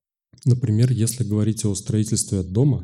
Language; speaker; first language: Russian; native; Russian